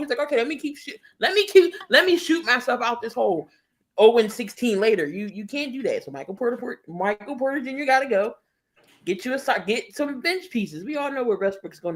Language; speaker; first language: English; native; English